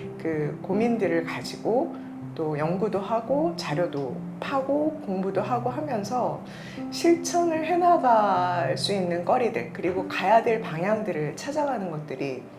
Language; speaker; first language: Korean; native; Korean